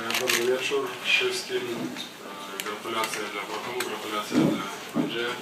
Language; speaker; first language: Polish; non-native, learner; Lithuanian